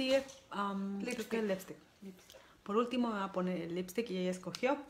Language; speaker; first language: Spanish; native; Spanish